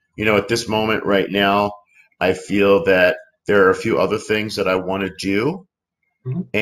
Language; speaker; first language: English; native; English